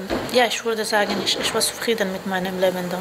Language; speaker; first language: German; non-native, fluent; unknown